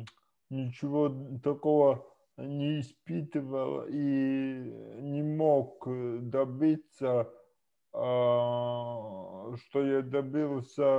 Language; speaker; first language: Russian; non-native, local second language; Latvian